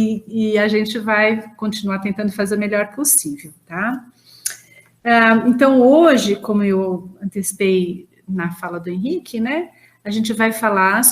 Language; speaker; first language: Portuguese; native; Portuguese